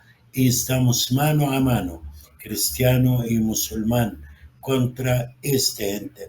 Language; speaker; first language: Spanish; non-native, fluent; Arabic